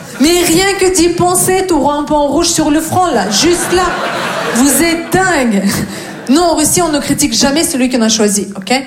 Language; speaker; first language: French; non-native, fluent; Russian